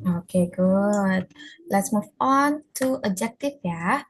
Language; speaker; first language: English; non-native, fluent; Indonesian